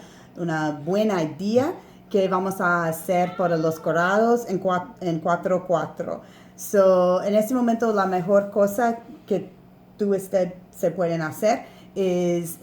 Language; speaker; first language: Spanish; non-native, learner; English